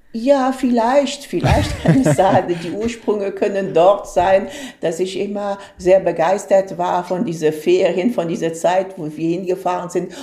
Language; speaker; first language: German; non-native, fluent; Arabic